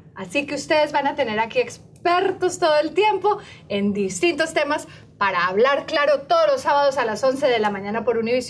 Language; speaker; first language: Spanish; native; Spanish